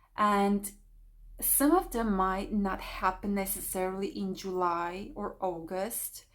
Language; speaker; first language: English; non-native, fluent; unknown